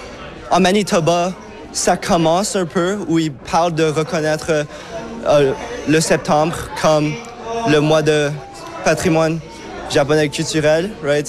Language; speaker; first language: French; non-native, local second language; English